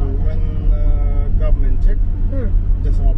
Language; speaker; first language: English; non-native, learner; Indonesian